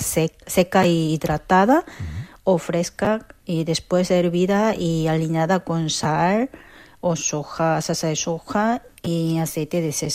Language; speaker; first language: Spanish; non-native, fluent; Korean